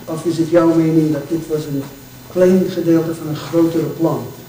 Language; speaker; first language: Dutch; non-native, fluent; English